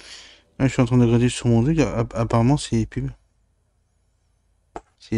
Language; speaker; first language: French; native; French